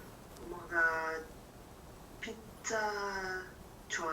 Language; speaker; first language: Korean; non-native, learner; English